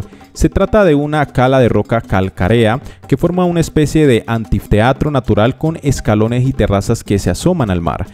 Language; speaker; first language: Spanish; native; Spanish